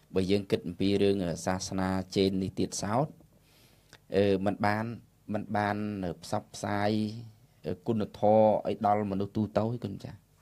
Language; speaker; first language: Khmer; native; Khmer